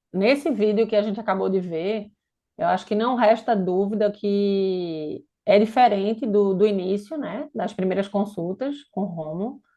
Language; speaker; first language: Portuguese; native; Portuguese